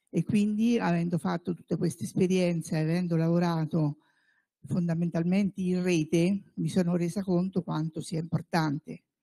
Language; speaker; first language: Italian; native; Italian